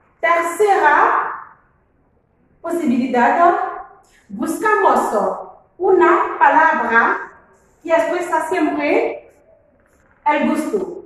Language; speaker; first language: Spanish; non-native, fluent; French